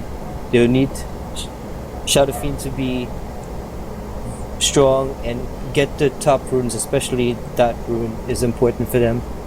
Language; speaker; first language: English; native; English